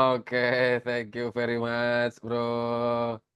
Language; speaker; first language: English; non-native, learner; Indonesian